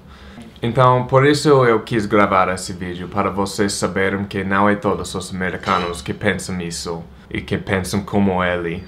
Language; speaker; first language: Portuguese; non-native, fluent; English